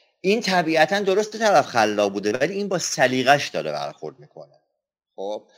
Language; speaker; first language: Persian; non-native, local second language; Azerbaijani